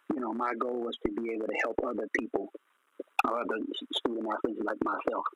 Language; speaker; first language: English; native; English